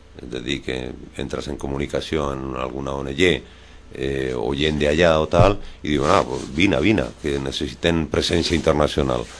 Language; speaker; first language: Catalan; non-native, local second language; Spanish